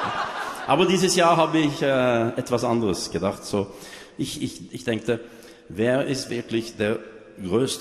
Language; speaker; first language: German; non-native, learner; Norwegian